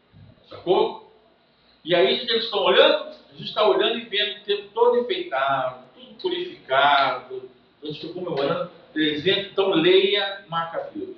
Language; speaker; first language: Portuguese; native; Portuguese